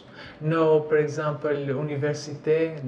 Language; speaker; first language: French; non-native, learner; Albanian